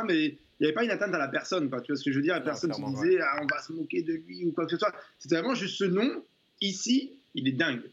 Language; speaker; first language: French; native; French